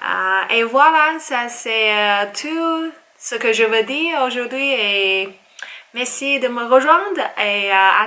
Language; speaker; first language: French; non-native, learner; Chinese